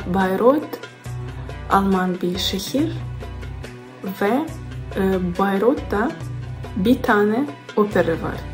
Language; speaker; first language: Turkish; non-native, learner; Ukrainian